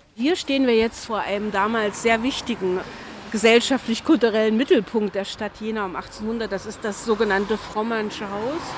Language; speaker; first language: German; native; German